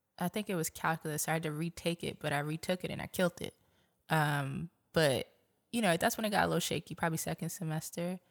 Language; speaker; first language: English; native; English